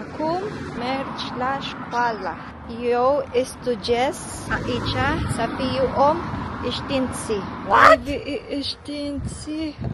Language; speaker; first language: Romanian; non-native, learner; Filipino